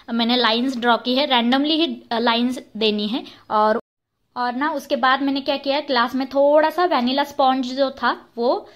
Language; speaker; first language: Hindi; non-native, local second language; Marathi